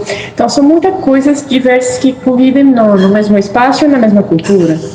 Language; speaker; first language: Portuguese; non-native, fluent; French